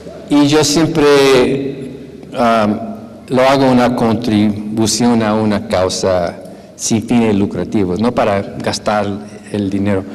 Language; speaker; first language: Spanish; non-native, fluent; English